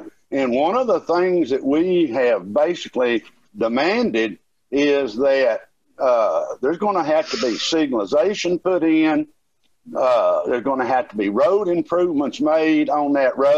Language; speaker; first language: English; native; English